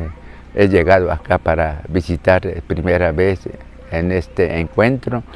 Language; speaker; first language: Spanish; non-native, local second language; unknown